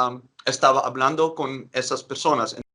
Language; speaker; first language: Spanish; non-native, learner; Dutch